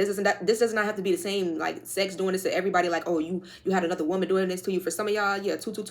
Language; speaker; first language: English; native; English